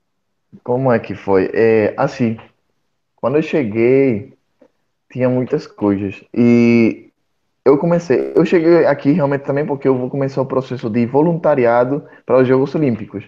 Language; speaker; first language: Portuguese; non-native, fluent; Spanish